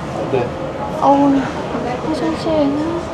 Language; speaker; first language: Korean; non-native, learner; Vietnamese